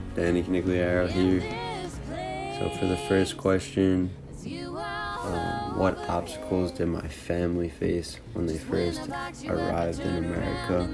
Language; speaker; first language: English; early bilingual, other home language; Italian